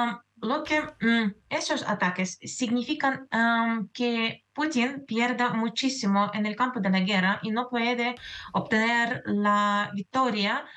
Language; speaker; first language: Spanish; non-native, fluent; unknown